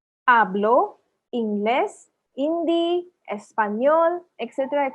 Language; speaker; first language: Spanish; non-native, learner; Manipuri